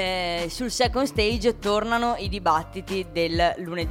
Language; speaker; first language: Italian; native; Italian